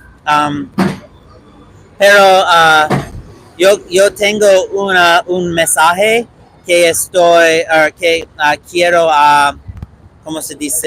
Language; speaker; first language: Spanish; non-native, learner; English